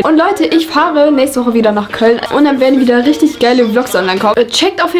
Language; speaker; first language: German; native; German